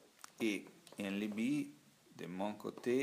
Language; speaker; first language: French; non-native, learner; Italian